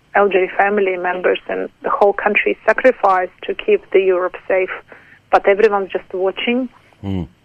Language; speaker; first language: English; non-native, fluent; Ukrainian